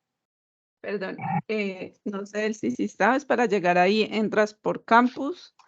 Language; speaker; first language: Spanish; native; Spanish